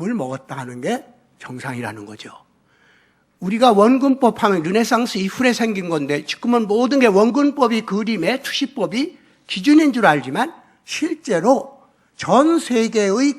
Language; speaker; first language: Korean; native; Korean